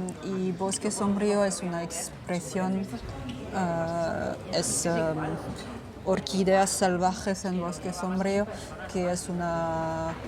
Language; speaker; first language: Spanish; non-native, fluent; French